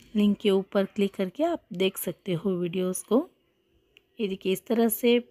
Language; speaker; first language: Hindi; non-native, local second language; Kannada